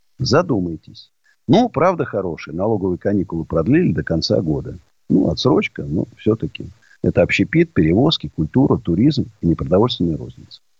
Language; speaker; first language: Russian; native; Russian